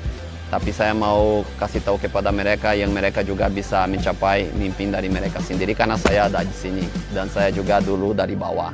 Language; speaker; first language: Indonesian; non-native, fluent; Portuguese